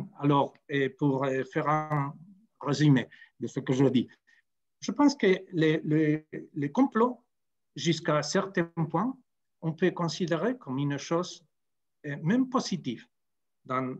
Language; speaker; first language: French; non-native, fluent; Spanish